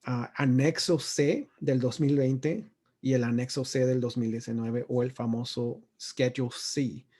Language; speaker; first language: Spanish; native; Spanish